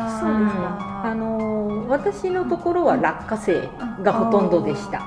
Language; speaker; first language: Japanese; native; Japanese